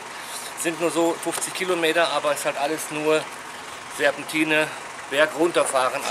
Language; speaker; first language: German; native; German